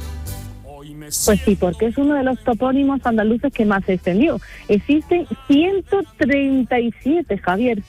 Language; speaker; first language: Spanish; native; Spanish